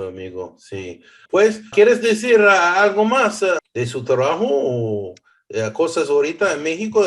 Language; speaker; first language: Spanish; early bilingual, heritage; English